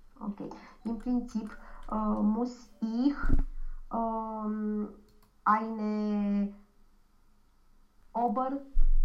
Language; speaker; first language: German; non-native, learner; Romanian